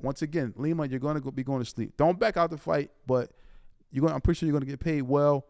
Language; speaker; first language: English; native; English